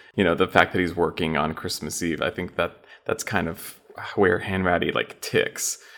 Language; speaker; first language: English; native; English